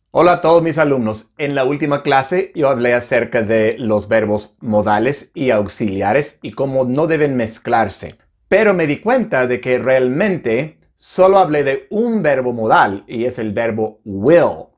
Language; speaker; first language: Spanish; non-native, fluent; English